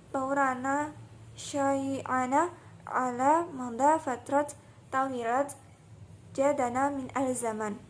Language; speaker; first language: Arabic; non-native, learner; Indonesian